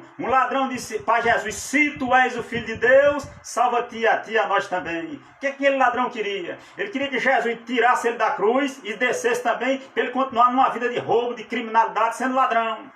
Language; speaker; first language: Portuguese; native; Portuguese